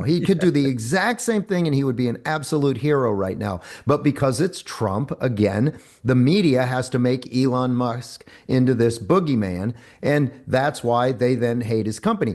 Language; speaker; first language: English; native; English